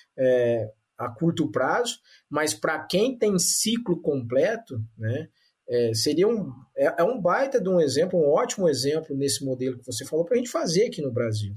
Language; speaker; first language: Portuguese; native; Portuguese